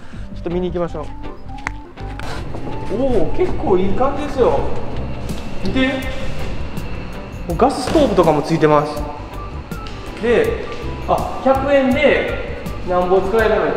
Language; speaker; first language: Japanese; native; Japanese